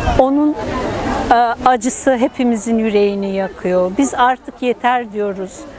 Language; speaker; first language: Turkish; non-native, local second language; Kurdish